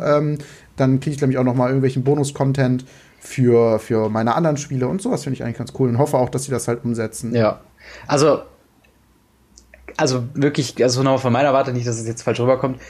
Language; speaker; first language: German; native; German